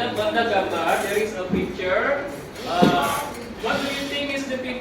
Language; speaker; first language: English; non-native, fluent; Indonesian